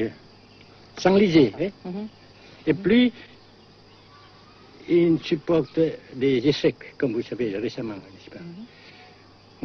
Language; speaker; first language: French; non-native, local second language; Vietnamese